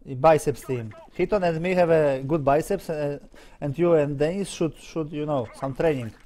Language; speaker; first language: English; non-native, learner; Polish